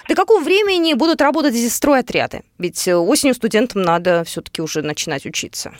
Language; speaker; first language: Russian; native; Russian